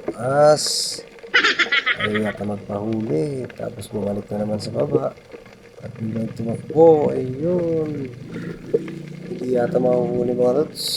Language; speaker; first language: Filipino; native; Filipino